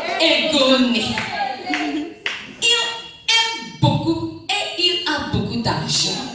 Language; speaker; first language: French; non-native, learner; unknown